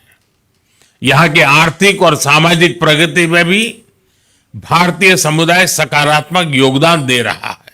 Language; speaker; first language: Hindi; non-native, local second language; Gujarati